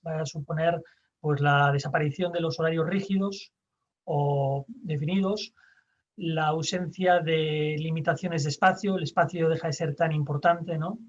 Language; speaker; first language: Spanish; native; Spanish